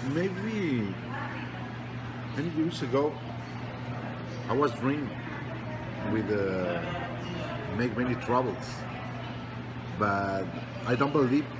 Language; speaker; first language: English; non-native, learner; Spanish